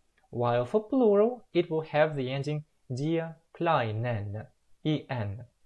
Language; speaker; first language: English; non-native, fluent; Russian